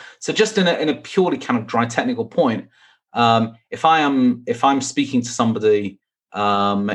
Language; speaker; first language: English; native; English